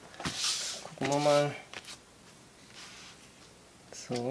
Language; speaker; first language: German; native; German